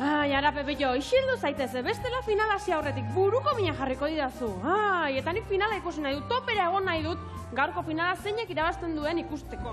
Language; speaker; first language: Basque; native; Basque